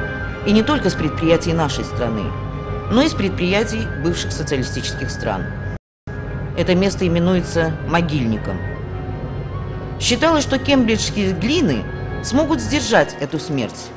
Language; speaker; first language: Russian; native; Russian